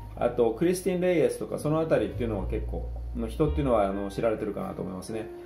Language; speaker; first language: Japanese; native; Japanese